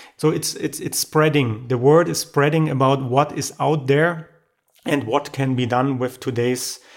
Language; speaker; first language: English; non-native, fluent; German